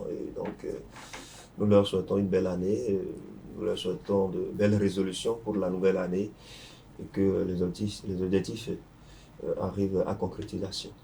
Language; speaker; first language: French; non-native, local second language; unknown